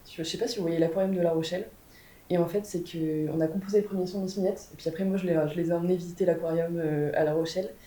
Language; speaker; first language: French; native; French